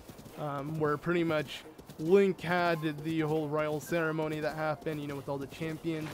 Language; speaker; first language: English; native; English